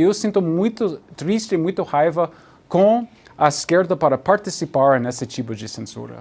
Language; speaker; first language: Portuguese; non-native, learner; English